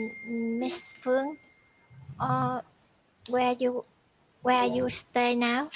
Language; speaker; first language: English; non-native, learner; Vietnamese